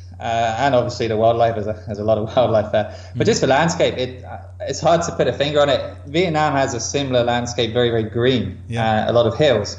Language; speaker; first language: English; native; English